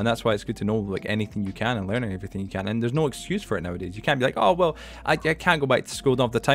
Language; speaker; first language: English; native; English